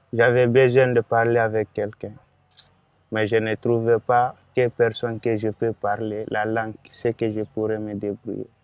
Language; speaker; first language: French; non-native, local second language; Fula